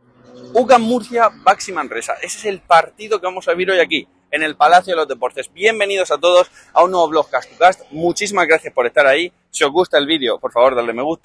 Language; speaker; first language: Spanish; native; Spanish